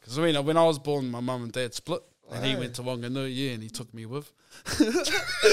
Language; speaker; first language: English; native; English